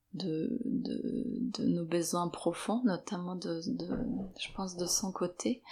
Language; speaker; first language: French; non-native, fluent; Serbian